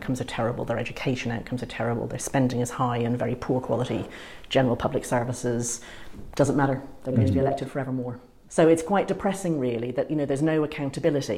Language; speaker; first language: English; native; English